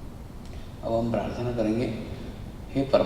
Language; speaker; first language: Hindi; native; Hindi